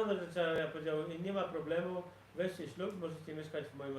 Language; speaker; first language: Polish; native; Polish